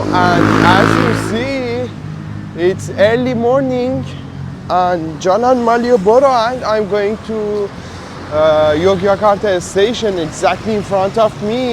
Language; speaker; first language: English; non-native, fluent; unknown